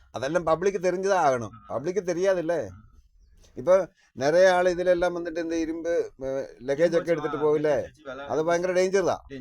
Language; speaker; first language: Tamil; non-native, local second language; Malayalam